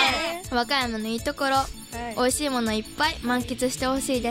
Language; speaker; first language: Japanese; native; Japanese